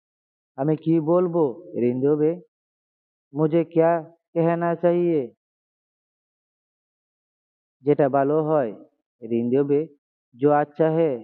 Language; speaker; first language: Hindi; non-native, learner; Bangla